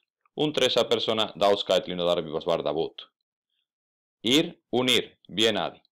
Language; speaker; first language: Latvian; non-native, fluent; Spanish